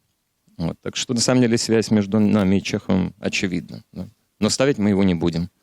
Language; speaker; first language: Russian; native; Russian